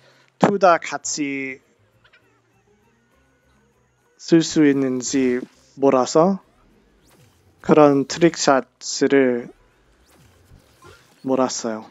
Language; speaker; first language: Korean; non-native, fluent; English